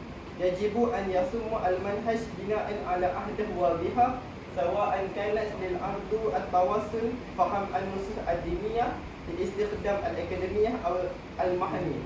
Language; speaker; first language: Arabic; non-native, learner; Malay